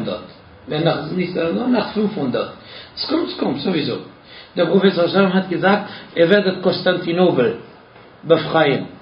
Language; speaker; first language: German; non-native, fluent; Arabic